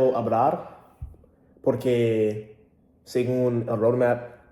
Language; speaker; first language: Spanish; non-native, learner; English